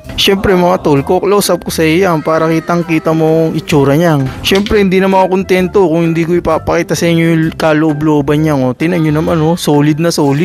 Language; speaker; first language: Filipino; native; Filipino